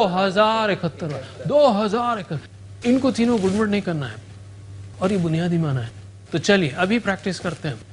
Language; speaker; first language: Urdu; native; Urdu